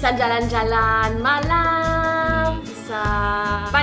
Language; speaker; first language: Indonesian; non-native, learner; English